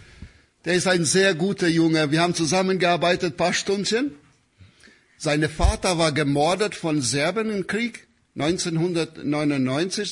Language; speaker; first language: German; non-native, fluent; Albanian